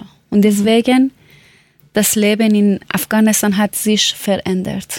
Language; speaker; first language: German; non-native, learner; Persian